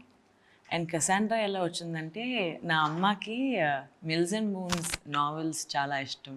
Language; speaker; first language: Telugu; non-native, local second language; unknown